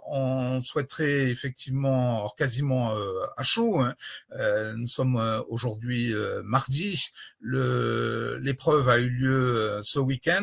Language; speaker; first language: French; native; French